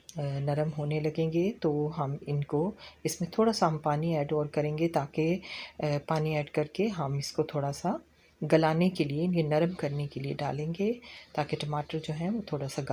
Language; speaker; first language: Hindi; non-native, local second language; Punjabi